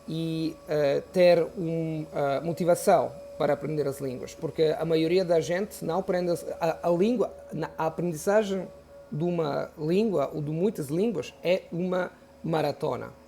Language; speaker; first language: Portuguese; non-native, fluent; Italian